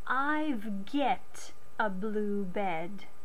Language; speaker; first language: English; non-native, fluent; Macedonian